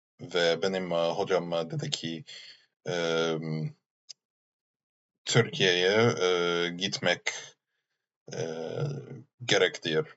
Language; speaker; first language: Turkish; non-native, learner; English